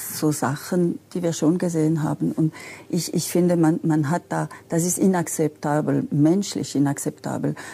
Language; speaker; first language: German; non-native, local second language; French